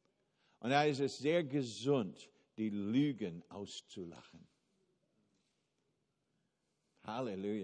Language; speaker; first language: German; non-native, fluent; English